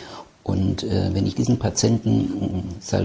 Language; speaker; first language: German; native; German